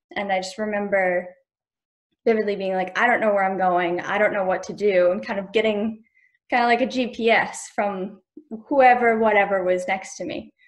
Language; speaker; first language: English; native; English